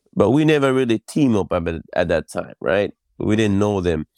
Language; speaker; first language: English; non-native, fluent; Japanese